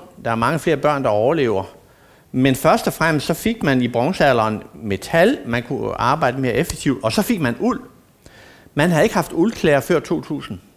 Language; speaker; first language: Danish; native; Danish